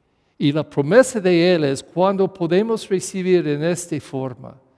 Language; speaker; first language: Spanish; non-native, fluent; English